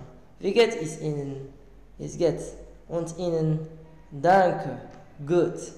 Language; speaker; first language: German; non-native, learner; Arabic